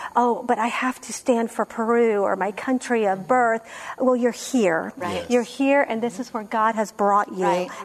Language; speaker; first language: English; non-native, fluent; Spanish